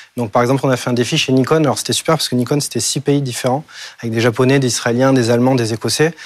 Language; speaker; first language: French; native; French